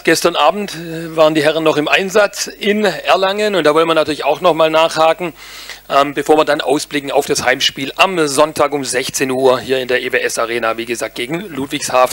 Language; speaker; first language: German; native; German